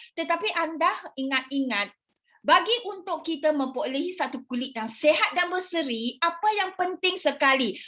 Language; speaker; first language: Malay; non-native, local second language; Chinese